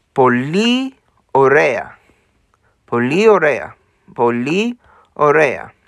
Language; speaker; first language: Greek; non-native, learner; English